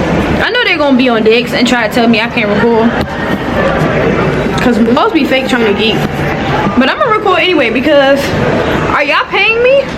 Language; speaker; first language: English; native; English